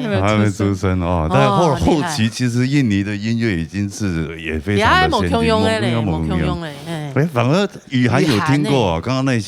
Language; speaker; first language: Chinese; native; Chinese